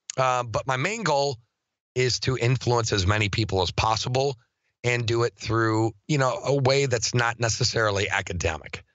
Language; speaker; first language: English; native; English